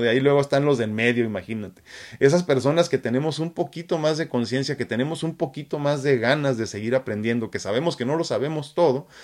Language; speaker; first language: Spanish; native; Spanish